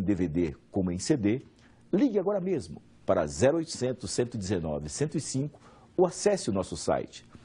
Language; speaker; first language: Portuguese; native; Portuguese